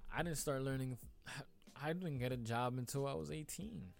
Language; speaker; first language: English; native; English